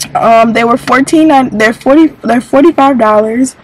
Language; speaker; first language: English; native; English